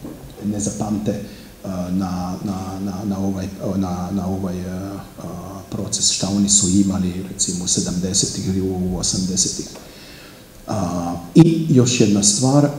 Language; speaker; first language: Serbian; non-native, fluent; Hungarian